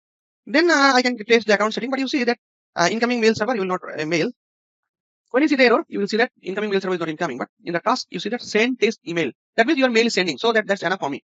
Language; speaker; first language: English; non-native, local second language; Bangla